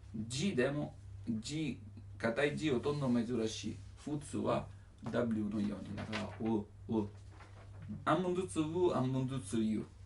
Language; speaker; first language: Japanese; non-native, learner; Italian